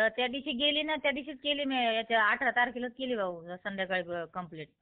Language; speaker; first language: Marathi; native; Marathi